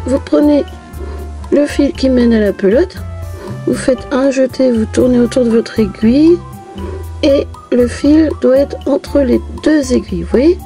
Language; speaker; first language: French; native; French